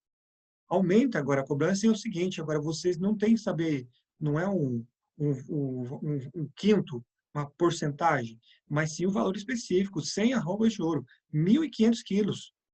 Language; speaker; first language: Portuguese; native; Portuguese